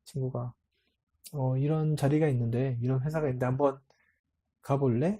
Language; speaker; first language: Korean; native; Korean